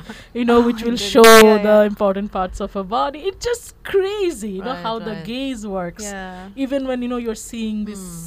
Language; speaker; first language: English; non-native, local second language; Bangla